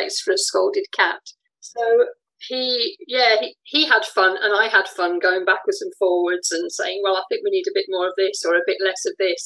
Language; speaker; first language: English; native; English